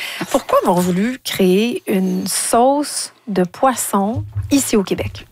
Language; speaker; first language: French; native; French